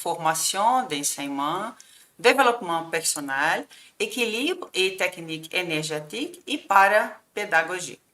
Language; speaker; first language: French; non-native, fluent; Portuguese